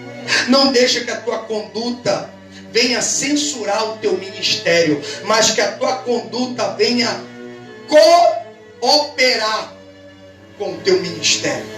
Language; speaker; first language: Portuguese; native; Portuguese